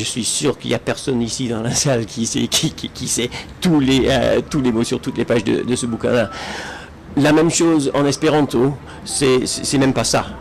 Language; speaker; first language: French; non-native, fluent; English